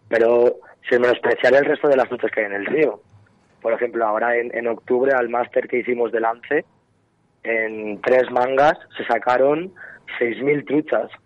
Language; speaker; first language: Spanish; native; Spanish